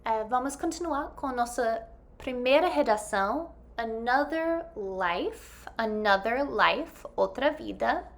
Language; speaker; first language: Portuguese; non-native, fluent; English